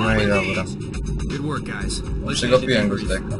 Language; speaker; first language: Polish; native; Polish